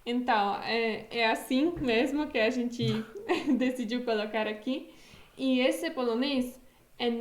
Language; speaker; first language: Portuguese; non-native, fluent; Polish